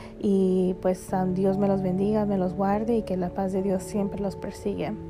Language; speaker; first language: Spanish; early bilingual, heritage; Spanish